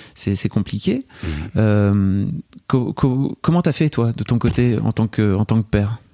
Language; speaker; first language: French; native; French